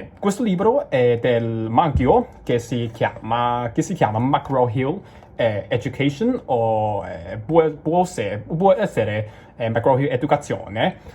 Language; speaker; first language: Italian; non-native, learner; Cantonese